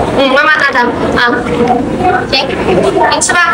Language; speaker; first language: Chinese; native; Chinese